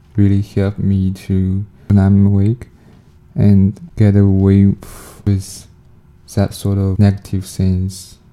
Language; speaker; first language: English; non-native, learner; Chinese